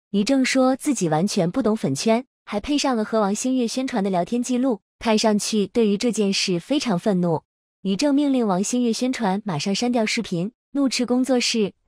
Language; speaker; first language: Chinese; native; Chinese